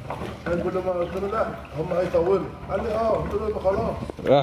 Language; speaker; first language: Arabic; native; Arabic